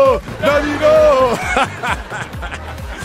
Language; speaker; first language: Turkish; non-native, learner; French